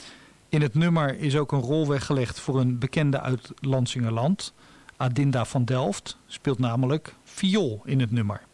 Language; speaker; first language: Dutch; native; Dutch